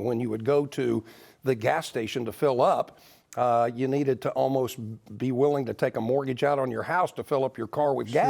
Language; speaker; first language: English; native; English